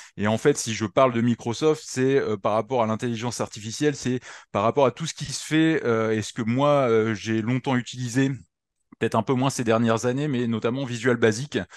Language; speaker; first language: French; native; French